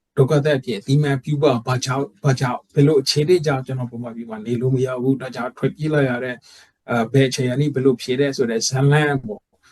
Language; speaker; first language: Burmese; native; Burmese